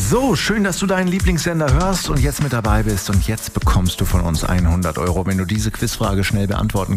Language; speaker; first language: German; native; German